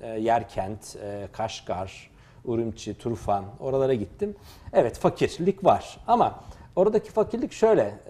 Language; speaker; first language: Turkish; native; Turkish